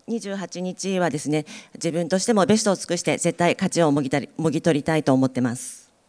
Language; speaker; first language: Japanese; native; Japanese